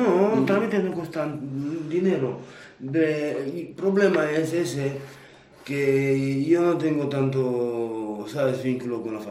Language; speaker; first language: Spanish; non-native, fluent; Romanian